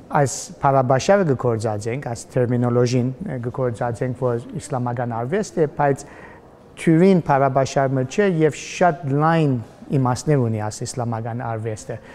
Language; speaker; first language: Armenian; early bilingual, heritage; Armenian